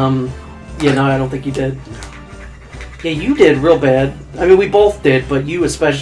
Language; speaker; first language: English; native; English